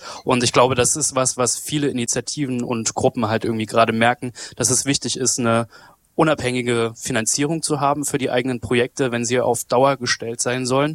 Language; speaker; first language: German; native; German